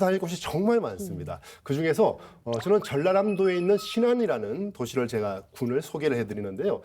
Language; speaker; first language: Korean; native; Korean